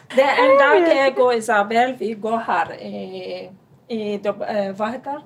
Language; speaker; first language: Norwegian; non-native, learner; Arabic